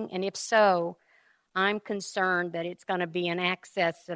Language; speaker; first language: English; native; English